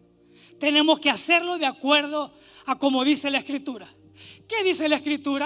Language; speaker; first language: Spanish; native; Spanish